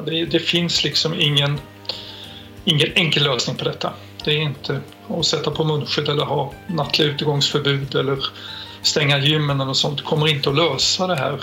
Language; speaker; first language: Swedish; native; Swedish